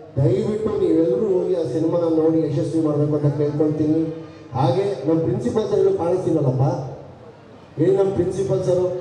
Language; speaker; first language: Kannada; non-native, local second language; Urdu